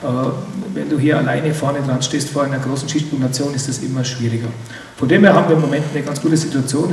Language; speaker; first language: German; native; German